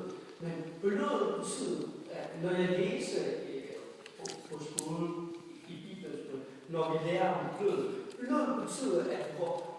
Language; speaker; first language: Danish; non-native, fluent; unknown